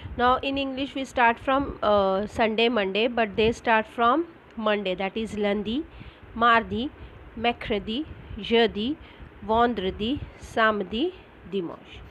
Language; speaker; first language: English; non-native, local second language; Marathi